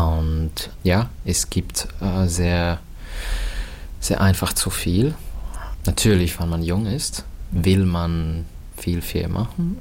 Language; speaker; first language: German; non-native, fluent; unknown